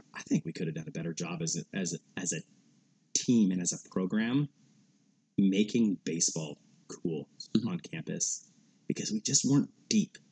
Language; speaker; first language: English; native; English